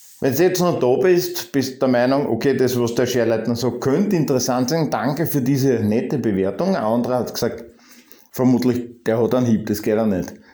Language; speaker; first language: German; native; German